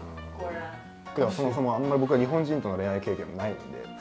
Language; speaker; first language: Japanese; native; Japanese